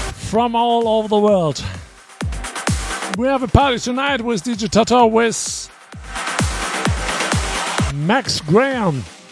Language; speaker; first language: English; non-native, learner; German